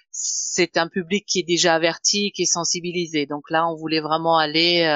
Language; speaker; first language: French; non-native, fluent; German